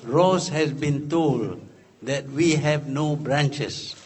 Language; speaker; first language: English; non-native, local second language; Malay